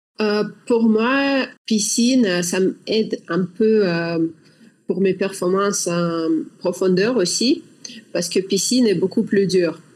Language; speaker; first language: French; non-native, learner; Russian